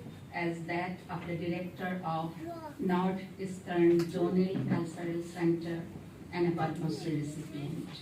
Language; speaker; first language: English; non-native, local second language; Assamese